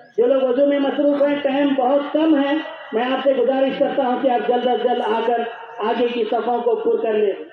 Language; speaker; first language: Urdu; native; Urdu